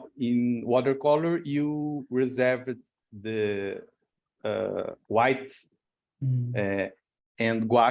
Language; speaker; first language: English; non-native, learner; Portuguese